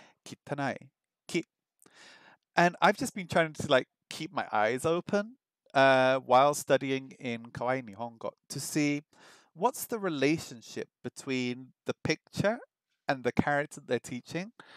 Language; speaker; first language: English; native; English